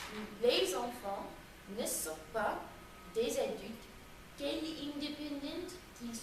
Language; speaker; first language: French; non-native, learner; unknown